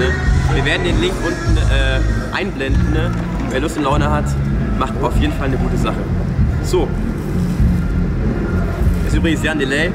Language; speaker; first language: German; native; German